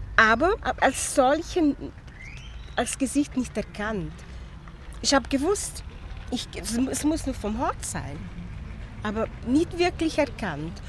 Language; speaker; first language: German; non-native, fluent; Portuguese